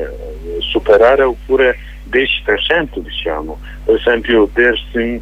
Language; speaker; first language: Italian; non-native, fluent; Kurdish